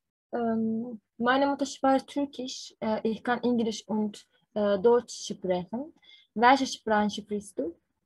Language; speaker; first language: German; non-native, learner; Turkish